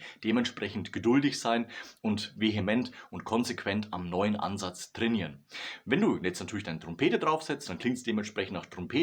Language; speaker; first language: German; native; German